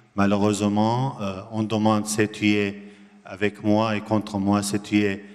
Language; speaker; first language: French; non-native, learner; Arabic